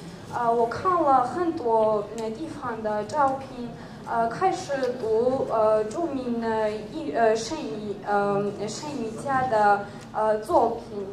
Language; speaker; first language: Chinese; non-native, learner; Georgian